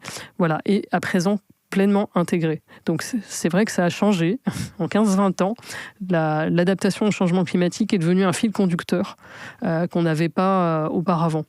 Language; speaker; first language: French; native; French